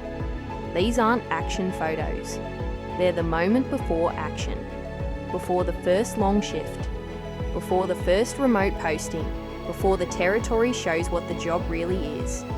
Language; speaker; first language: English; native; English